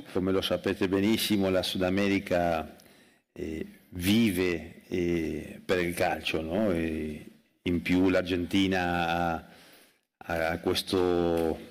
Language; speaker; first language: Italian; non-native, fluent; Spanish